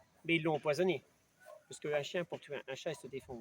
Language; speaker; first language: French; native; French